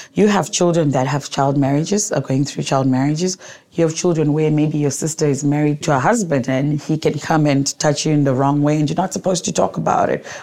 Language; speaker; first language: English; non-native, local second language; Shona